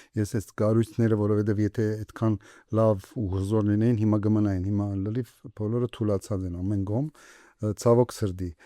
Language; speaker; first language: Armenian; early bilingual, heritage; Armenian